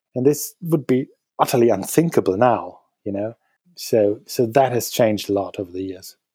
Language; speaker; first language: English; non-native, fluent; German